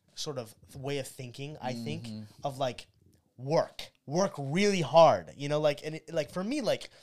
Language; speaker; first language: English; native; English